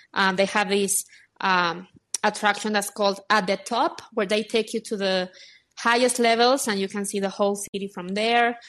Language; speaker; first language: English; non-native, fluent; Spanish